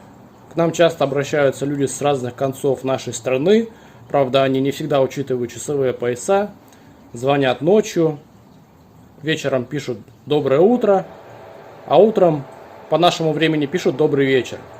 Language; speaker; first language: Russian; native; Russian